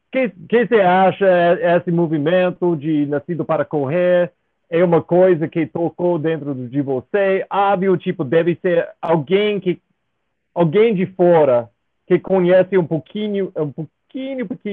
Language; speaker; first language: Portuguese; non-native, fluent; English